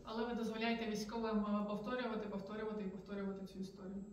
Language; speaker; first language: Ukrainian; native; Ukrainian